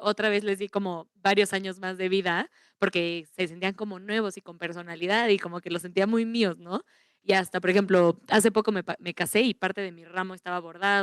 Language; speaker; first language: Spanish; native; Spanish